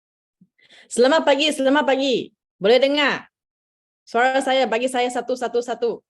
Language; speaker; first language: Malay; non-native, local second language; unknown